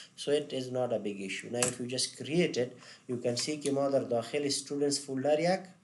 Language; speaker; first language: English; non-native, fluent; Persian